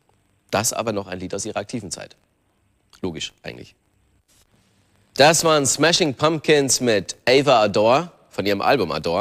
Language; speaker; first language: German; native; German